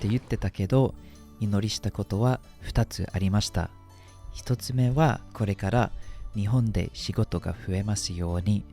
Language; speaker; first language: Japanese; non-native, fluent; English